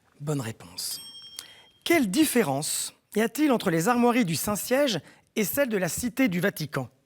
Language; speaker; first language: French; native; French